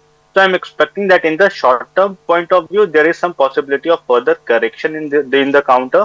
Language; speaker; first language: English; non-native, local second language; Hindi